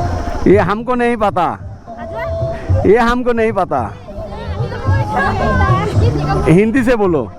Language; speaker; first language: Hindi; non-native, learner; Bangla